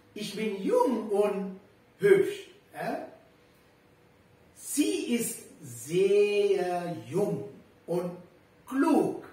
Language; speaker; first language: German; non-native, fluent; Sinhala